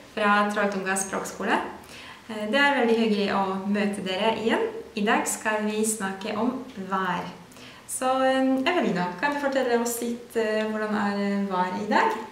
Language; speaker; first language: Norwegian; non-native, fluent; Polish